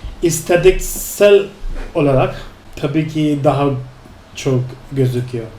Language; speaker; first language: Turkish; non-native, fluent; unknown